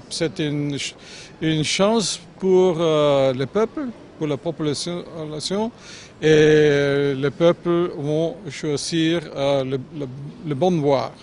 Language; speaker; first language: French; non-native, fluent; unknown